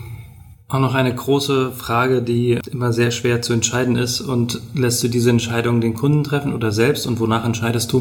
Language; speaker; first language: German; native; German